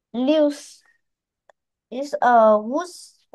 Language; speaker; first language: English; non-native, learner; Vietnamese